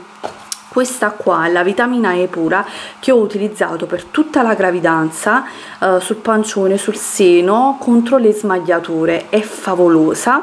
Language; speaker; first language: Italian; native; Italian